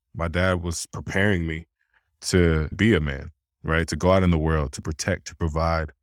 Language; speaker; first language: English; early bilingual, other home language; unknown